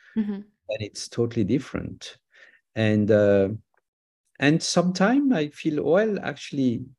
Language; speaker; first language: English; non-native, fluent; French